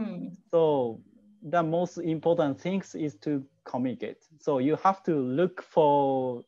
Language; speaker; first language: English; non-native, learner; Japanese